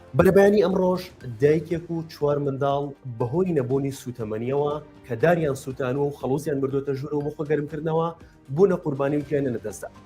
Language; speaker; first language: Central Kurdish; native; Central Kurdish